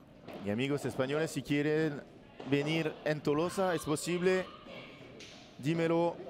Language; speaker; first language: Spanish; non-native, learner; French